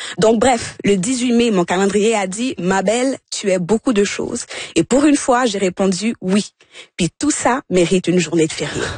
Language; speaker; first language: French; early bilingual, other home language; Haitian Creole